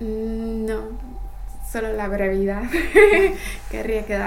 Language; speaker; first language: Spanish; non-native, fluent; English